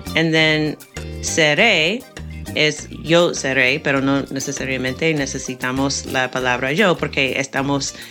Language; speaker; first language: Spanish; non-native, fluent; English